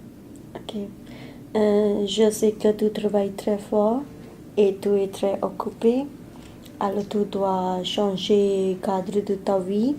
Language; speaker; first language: French; non-native, learner; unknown